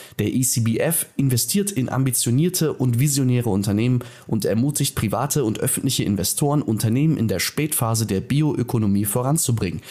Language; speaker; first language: German; native; German